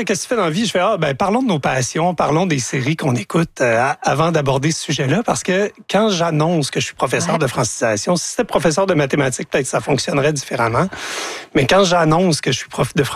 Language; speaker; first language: French; native; French